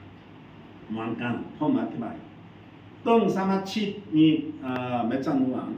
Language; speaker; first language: Thai; non-native, learner; Korean